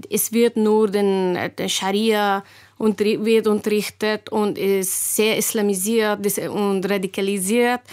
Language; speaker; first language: German; non-native, learner; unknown